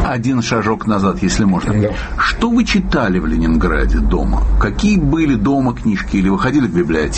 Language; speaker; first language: Russian; native; Russian